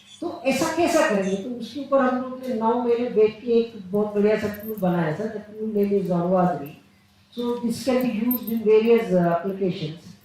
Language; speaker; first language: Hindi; non-native, local second language; Telugu